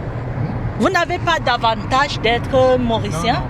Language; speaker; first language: French; non-native, fluent; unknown